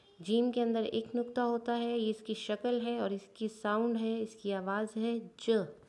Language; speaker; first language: Urdu; native; Urdu